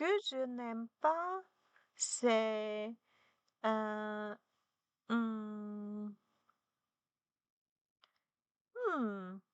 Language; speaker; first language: French; non-native, learner; Chinese